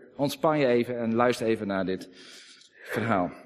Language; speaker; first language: Dutch; native; Dutch